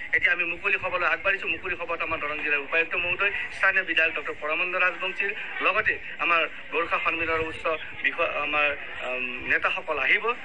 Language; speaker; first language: Assamese; non-native, local second language; Nepali